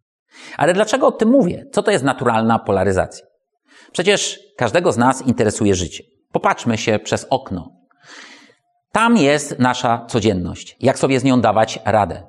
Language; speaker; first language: Polish; native; Polish